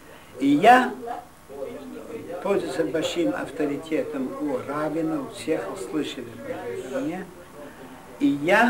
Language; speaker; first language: Russian; non-native, local second language; Yiddish